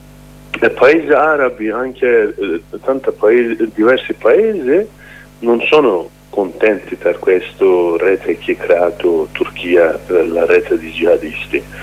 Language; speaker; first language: Italian; non-native, learner; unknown